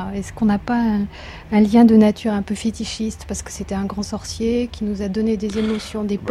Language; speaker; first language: French; native; French